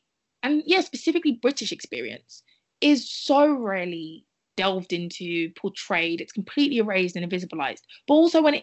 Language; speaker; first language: English; native; English